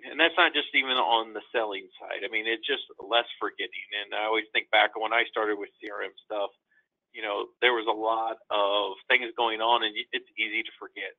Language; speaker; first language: English; native; English